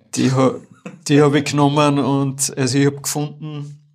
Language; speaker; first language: German; native; German